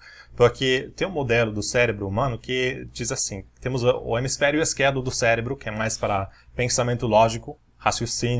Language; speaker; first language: Portuguese; non-native, fluent; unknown